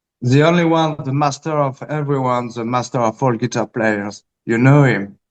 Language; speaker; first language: English; early bilingual, heritage; Spanish